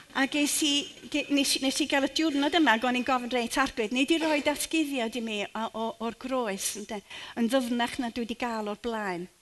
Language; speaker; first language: Welsh; native; Welsh